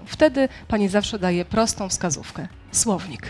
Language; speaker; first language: Polish; native; Polish